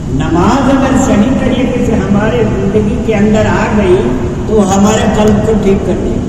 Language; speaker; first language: Urdu; non-native, local second language; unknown